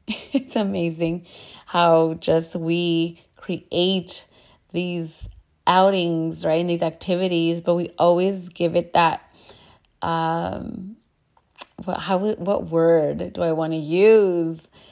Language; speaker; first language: English; early bilingual, other home language; Spanish